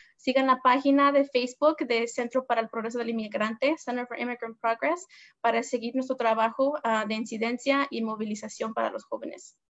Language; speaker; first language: Spanish; early bilingual, heritage; Spanish